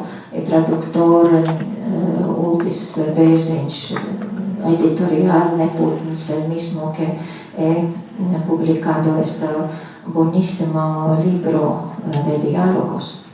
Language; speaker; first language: Spanish; non-native, fluent; Latvian